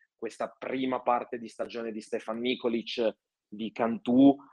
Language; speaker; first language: Italian; native; Italian